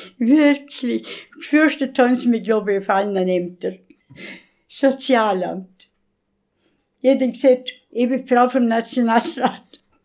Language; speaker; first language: German; native; German